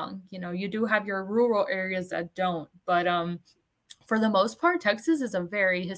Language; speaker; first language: English; early bilingual, other home language; Spanish